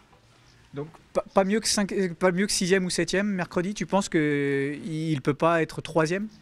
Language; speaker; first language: French; native; French